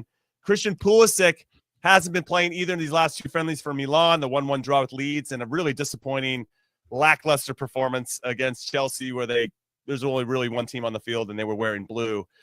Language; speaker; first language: English; native; English